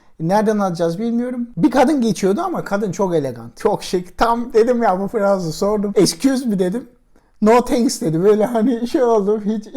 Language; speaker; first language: Turkish; native; Turkish